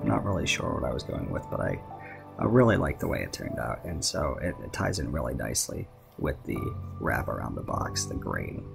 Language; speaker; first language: English; native; English